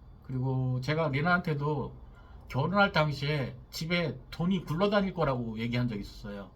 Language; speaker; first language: Korean; native; Korean